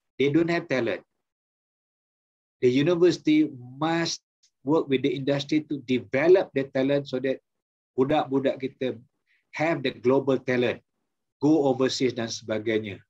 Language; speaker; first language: English; non-native, local second language; Malay